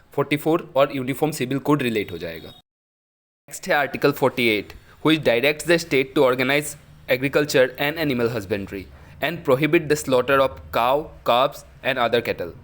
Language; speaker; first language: Hindi; native; Hindi